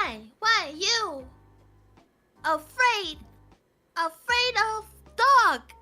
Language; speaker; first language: English; non-native, learner; Min Nan Chinese